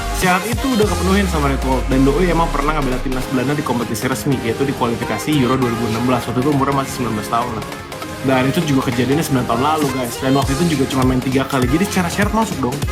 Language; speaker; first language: Indonesian; native; Indonesian